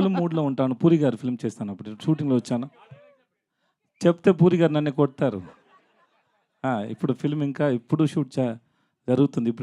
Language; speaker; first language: Telugu; non-native, learner; Tamil